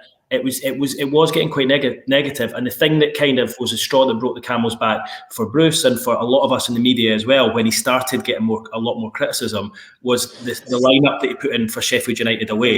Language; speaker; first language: English; native; English